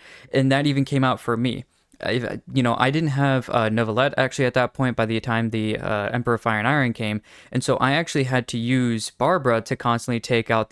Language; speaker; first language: English; native; English